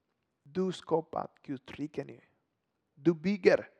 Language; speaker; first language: Swedish; non-native, fluent; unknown